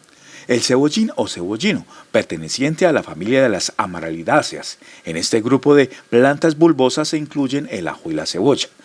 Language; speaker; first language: Spanish; native; Spanish